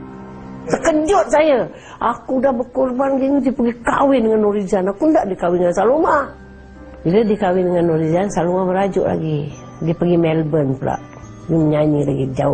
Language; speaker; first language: Malay; native; Malay